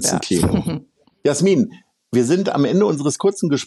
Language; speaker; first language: German; native; German